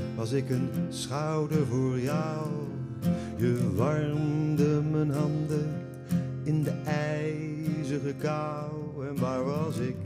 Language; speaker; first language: Dutch; native; Dutch